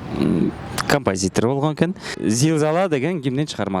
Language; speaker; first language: Kyrgyz; native; Kyrgyz